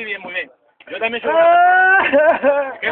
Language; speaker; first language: Spanish; native; Spanish